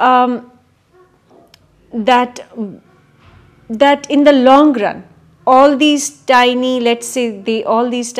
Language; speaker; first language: English; non-native, local second language; Kashmiri